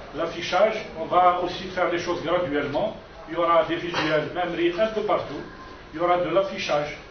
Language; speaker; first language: French; non-native, local second language; Kabyle